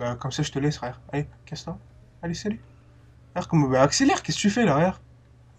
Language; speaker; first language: French; native; French